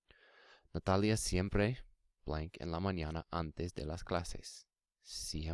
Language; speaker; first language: Spanish; non-native, fluent; English